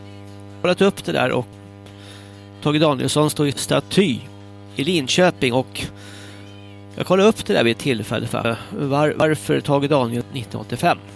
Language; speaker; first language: Swedish; native; Swedish